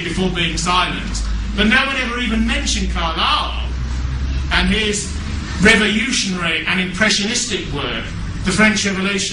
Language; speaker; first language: English; native; English